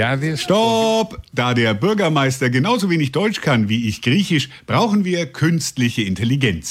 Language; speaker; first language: German; native; German